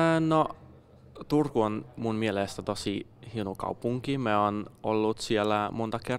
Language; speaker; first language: Finnish; non-native, fluent; Danish